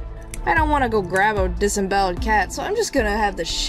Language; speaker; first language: English; native; English